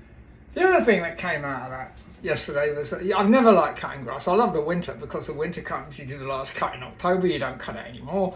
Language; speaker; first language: English; native; English